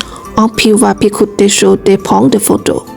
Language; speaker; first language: French; non-native, learner; Vietnamese